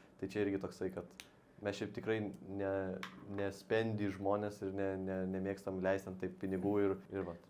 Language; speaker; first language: Lithuanian; native; Lithuanian